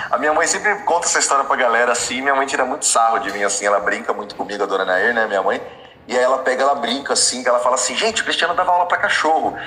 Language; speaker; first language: Portuguese; native; Portuguese